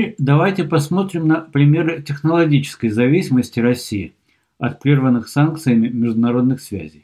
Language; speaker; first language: Russian; native; Russian